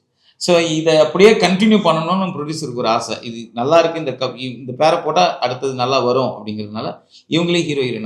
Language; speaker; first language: Tamil; native; Tamil